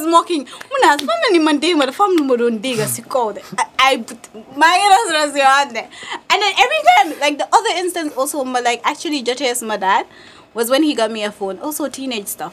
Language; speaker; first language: English; non-native, local second language; Wolof